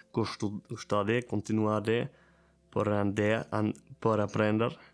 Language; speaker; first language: Portuguese; non-native, learner; German